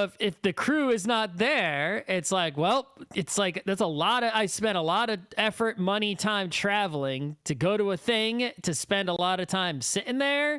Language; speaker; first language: English; native; English